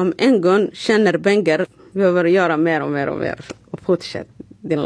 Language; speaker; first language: Swedish; non-native, learner; Somali